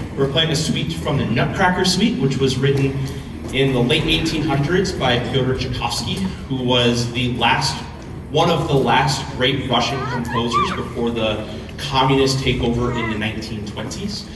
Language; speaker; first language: English; native; English